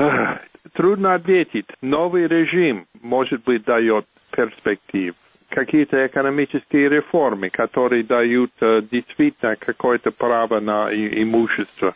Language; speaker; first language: Russian; non-native, fluent; English